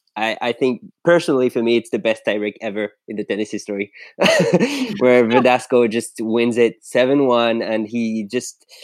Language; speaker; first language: English; non-native, fluent; French